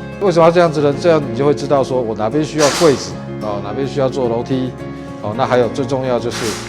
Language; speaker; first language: Chinese; native; Chinese